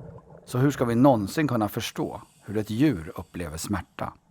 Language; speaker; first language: Swedish; native; Swedish